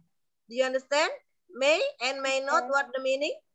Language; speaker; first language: English; non-native, learner; Indonesian